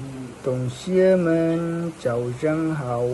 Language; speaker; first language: Chinese; non-native, learner; Malay